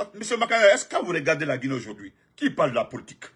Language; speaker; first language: French; non-native, local second language; Fula